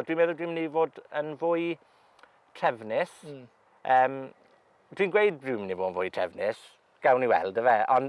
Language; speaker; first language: Welsh; native; Welsh